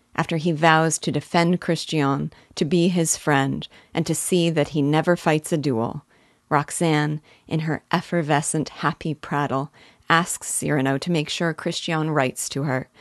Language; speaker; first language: English; native; English